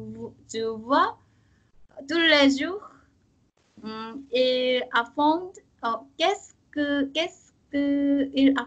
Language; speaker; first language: French; non-native, learner; Korean